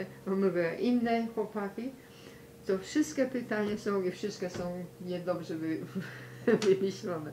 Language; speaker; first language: Polish; early bilingual, heritage; Polish